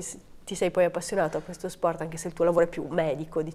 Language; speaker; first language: Italian; native; Italian